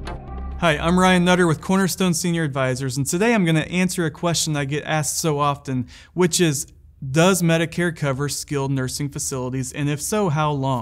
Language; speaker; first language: English; native; English